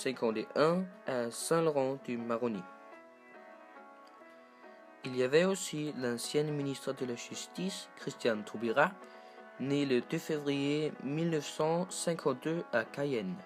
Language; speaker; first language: French; non-native, learner; Danish